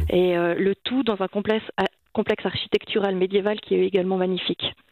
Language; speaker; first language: French; native; French